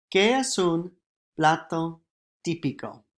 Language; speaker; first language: Spanish; non-native, fluent; English